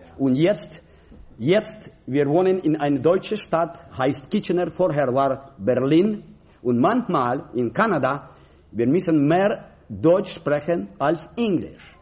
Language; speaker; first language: German; non-native, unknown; Russian